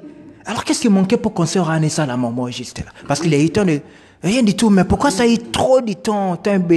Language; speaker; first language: French; non-native, local second language; Lingala